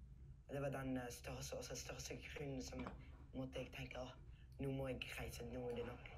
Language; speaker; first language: Norwegian; non-native, learner; Arabic